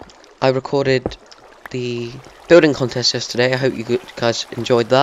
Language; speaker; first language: English; native; English